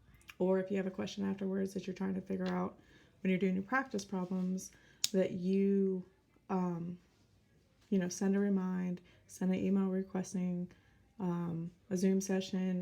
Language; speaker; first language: English; native; English